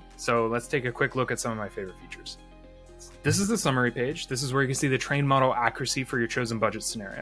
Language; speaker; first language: English; native; English